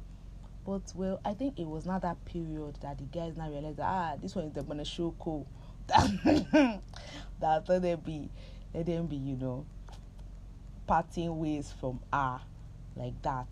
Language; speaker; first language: English; non-native, local second language; Yoruba